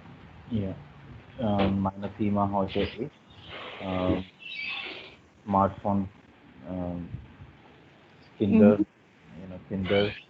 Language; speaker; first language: German; non-native, learner; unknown